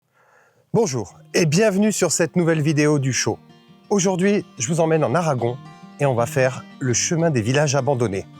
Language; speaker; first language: French; native; French